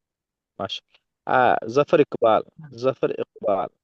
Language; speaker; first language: Arabic; non-native, learner; Urdu